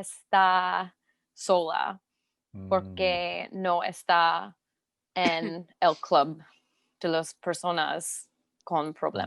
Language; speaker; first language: Spanish; non-native, learner; English